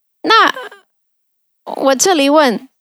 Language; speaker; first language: Chinese; non-native, fluent; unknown